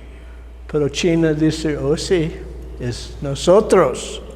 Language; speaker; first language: Spanish; non-native, learner; English